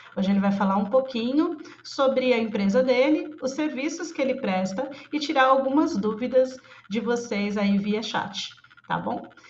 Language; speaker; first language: Portuguese; native; Portuguese